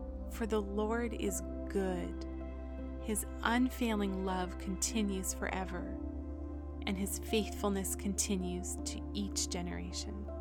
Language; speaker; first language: English; native; English